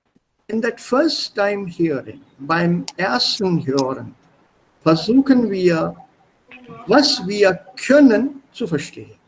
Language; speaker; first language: German; non-native, fluent; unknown